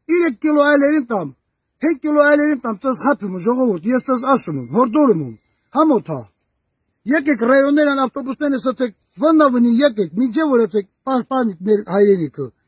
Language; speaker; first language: Armenian; native; Armenian